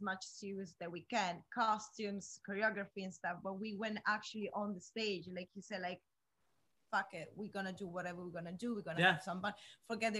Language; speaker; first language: English; non-native, learner; Italian